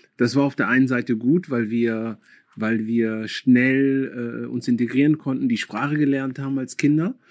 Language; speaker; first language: German; early bilingual, other home language; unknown